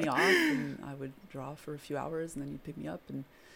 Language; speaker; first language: English; early bilingual, other home language; French